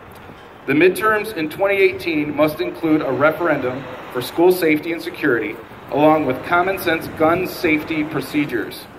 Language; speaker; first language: English; native; English